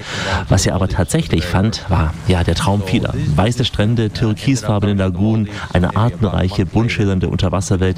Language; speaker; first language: German; native; German